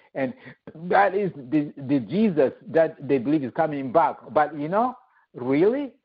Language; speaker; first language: English; non-native, fluent; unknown